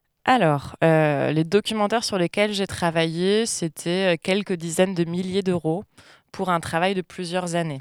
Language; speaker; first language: French; native; French